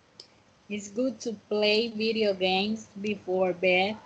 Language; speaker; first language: English; non-native, fluent; Spanish